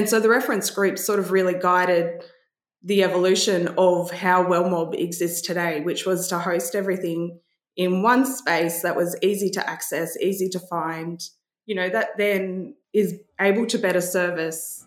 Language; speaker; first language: English; native; English